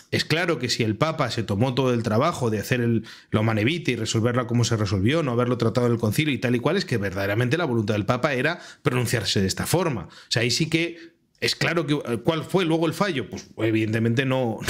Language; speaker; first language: Spanish; native; Spanish